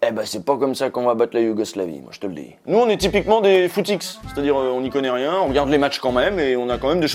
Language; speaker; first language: French; native; French